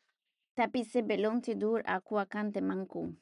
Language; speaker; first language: Indonesian; non-native, learner; English